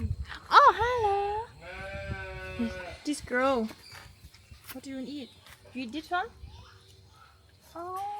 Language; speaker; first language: English; non-native, learner; Thai